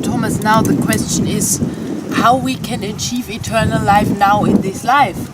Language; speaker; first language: English; non-native, fluent; German